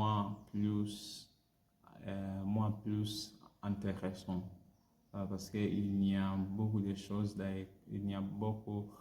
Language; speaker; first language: French; non-native, learner; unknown